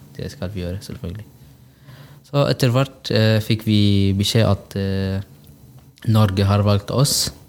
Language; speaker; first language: Norwegian; non-native, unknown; Arabic